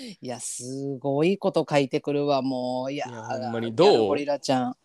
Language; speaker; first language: Japanese; native; Japanese